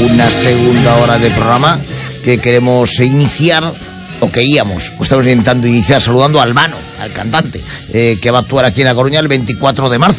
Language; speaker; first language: Spanish; native; Spanish